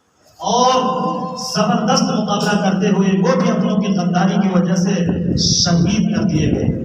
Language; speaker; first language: Urdu; native; Urdu